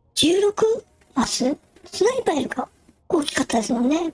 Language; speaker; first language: Japanese; native; Japanese